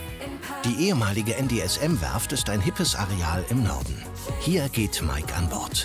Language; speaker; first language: German; native; German